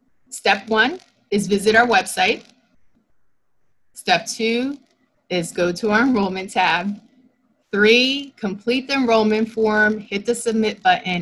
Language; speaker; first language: English; native; English